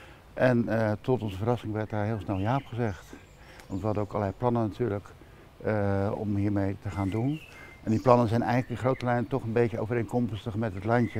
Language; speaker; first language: Dutch; native; Dutch